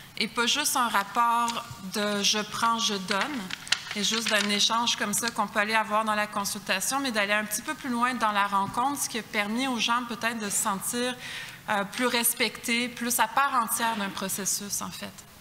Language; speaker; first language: French; native; French